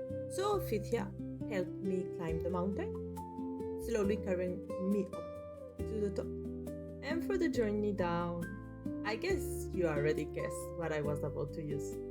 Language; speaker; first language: English; non-native, fluent; Spanish